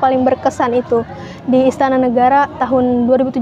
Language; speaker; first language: Indonesian; native; Indonesian